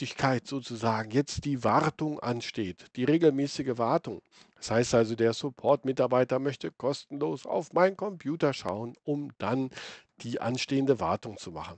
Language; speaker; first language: German; native; German